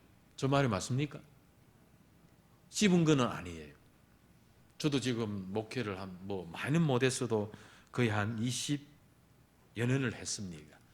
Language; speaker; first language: Korean; early bilingual, heritage; Korean